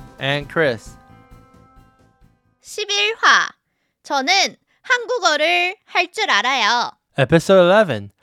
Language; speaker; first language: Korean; non-native, fluent; English